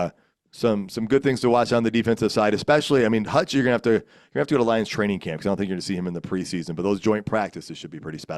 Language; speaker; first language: English; native; English